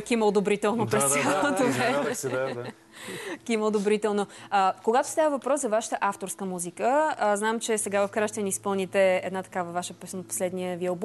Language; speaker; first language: Bulgarian; native; Bulgarian